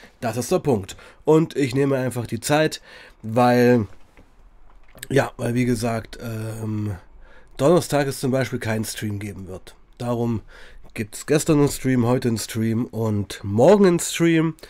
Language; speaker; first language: German; native; German